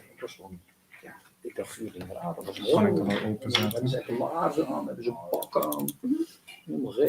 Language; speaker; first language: Dutch; native; Dutch